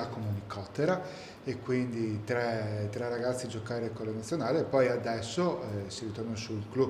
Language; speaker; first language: Italian; native; Italian